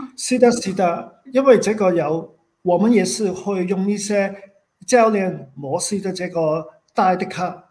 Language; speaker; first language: Chinese; non-native, fluent; Cantonese